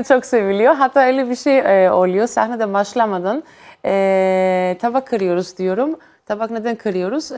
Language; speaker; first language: Turkish; non-native, fluent; Greek